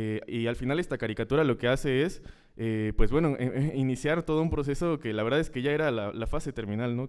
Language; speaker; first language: Spanish; native; Spanish